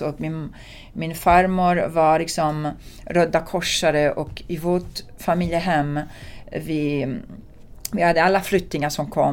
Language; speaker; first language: Swedish; non-native, fluent; Italian